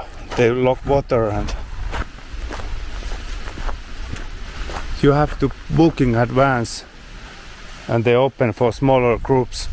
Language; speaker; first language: English; non-native, learner; Finnish